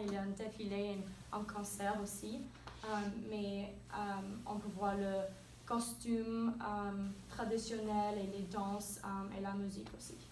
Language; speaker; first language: French; non-native, learner; English